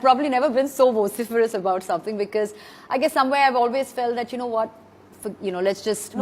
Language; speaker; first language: English; non-native, local second language; Hindi